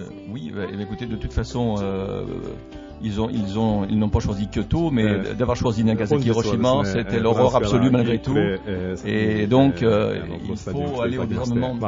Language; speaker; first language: French; native; French